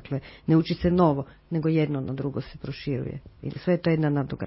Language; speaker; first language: Croatian; native; Croatian